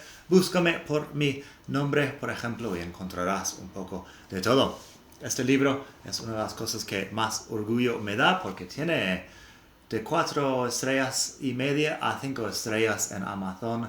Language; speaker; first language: Spanish; non-native, fluent; English